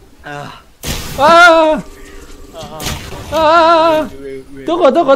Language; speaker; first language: Japanese; non-native, learner; Indonesian